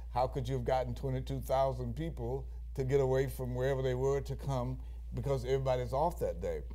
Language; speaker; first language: English; native; English